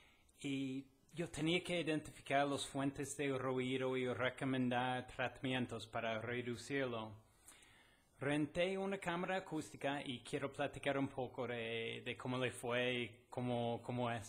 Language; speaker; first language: Spanish; non-native, fluent; English